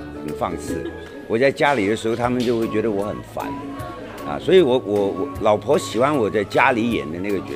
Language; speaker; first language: Chinese; non-native, local second language; Cantonese